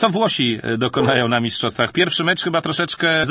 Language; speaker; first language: Polish; native; Polish